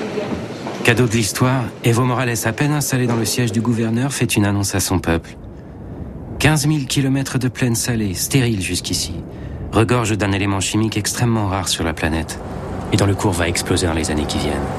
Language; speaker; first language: French; native; French